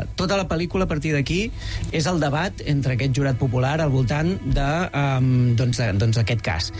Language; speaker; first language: Catalan; native; Catalan